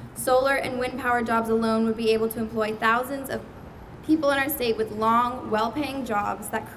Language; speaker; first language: English; native; English